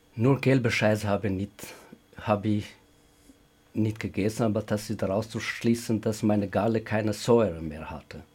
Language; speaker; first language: German; non-native, fluent; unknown